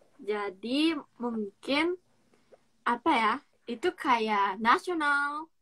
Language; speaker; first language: Indonesian; non-native, learner; Japanese